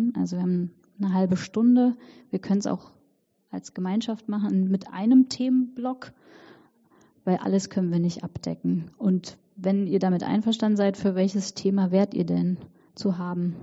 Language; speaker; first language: German; native; German